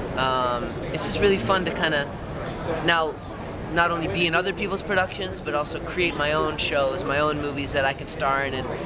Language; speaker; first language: English; native; English